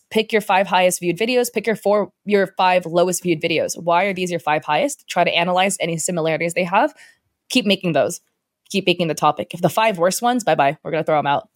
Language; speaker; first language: English; early bilingual, other home language; Chinese